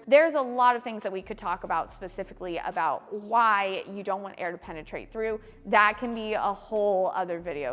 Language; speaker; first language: English; native; English